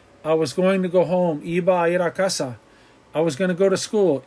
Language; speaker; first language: English; native; English